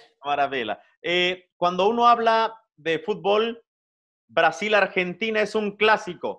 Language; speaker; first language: Portuguese; non-native, learner; Spanish